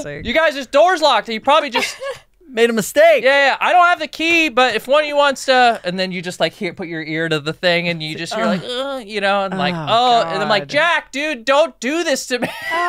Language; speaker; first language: English; native; English